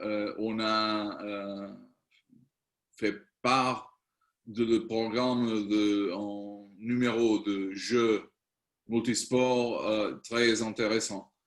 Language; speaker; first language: French; non-native, learner; Spanish